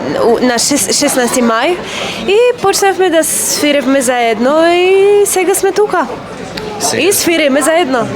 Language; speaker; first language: Macedonian; non-native, learner; Polish